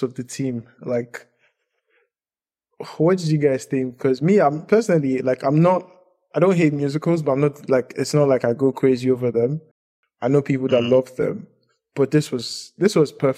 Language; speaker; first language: English; non-native, local second language; Yoruba